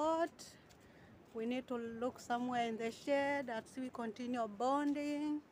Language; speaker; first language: English; non-native, learner; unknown